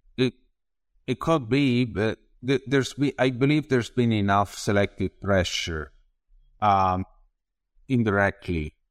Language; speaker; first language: English; non-native, fluent; Italian